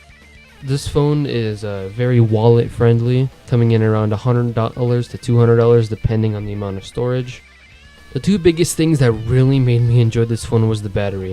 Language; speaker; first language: English; native; English